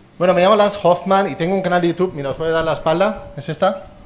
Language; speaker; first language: Spanish; non-native, fluent; Danish